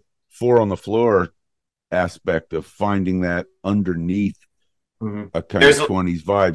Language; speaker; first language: English; native; English